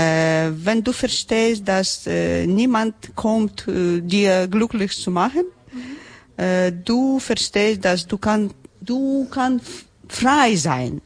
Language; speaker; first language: German; non-native, learner; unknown